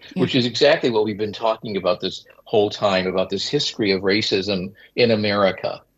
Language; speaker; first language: English; native; English